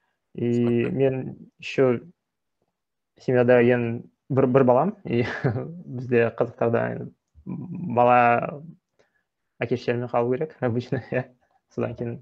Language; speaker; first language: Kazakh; non-native, local second language; Russian